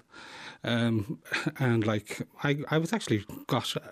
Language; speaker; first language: English; native; English